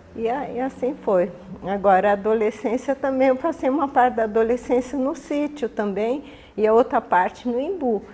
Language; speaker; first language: Portuguese; early bilingual, other home language; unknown